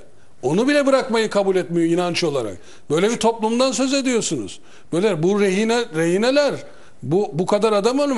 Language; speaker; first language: Turkish; native; Turkish